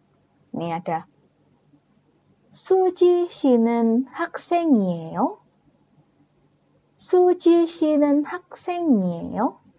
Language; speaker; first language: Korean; non-native, fluent; Indonesian